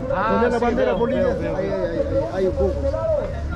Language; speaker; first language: Spanish; native; Spanish